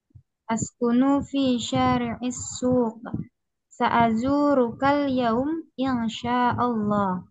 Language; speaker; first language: Arabic; non-native, learner; Indonesian